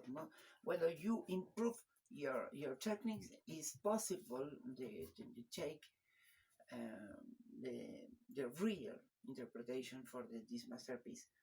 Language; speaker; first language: English; non-native, learner; Spanish